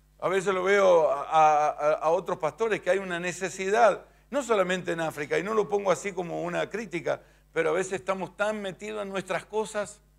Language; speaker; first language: Spanish; native; Spanish